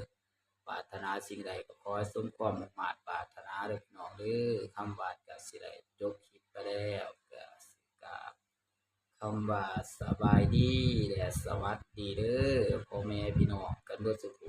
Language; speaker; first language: Thai; non-native, local second language; Lao